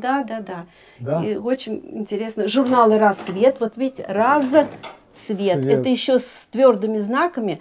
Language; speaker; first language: Russian; native; Russian